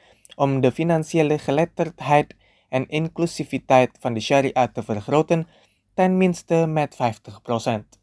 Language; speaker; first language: Dutch; non-native, fluent; Indonesian